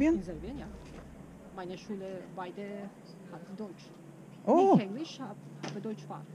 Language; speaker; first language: German; non-native, learner; Serbian